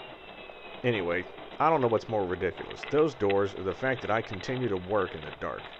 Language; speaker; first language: English; native; English